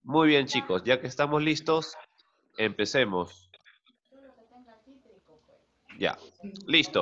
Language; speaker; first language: Spanish; native; Spanish